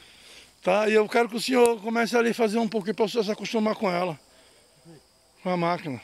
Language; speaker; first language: Portuguese; native; Portuguese